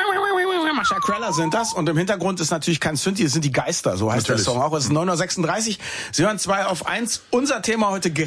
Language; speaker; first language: German; native; German